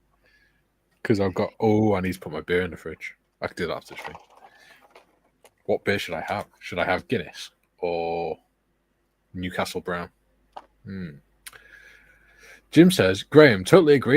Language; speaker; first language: English; native; English